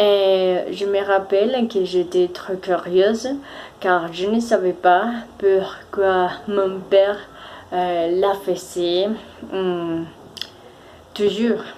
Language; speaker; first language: French; non-native, fluent; Spanish